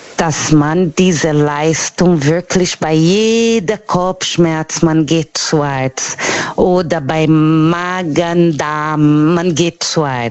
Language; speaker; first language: German; non-native, learner; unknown